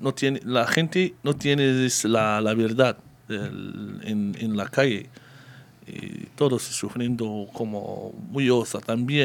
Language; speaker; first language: Spanish; non-native, learner; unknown